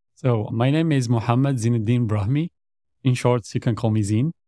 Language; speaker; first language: English; non-native, fluent; Arabic